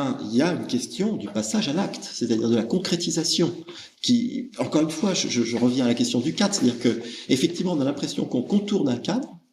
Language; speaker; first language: French; native; French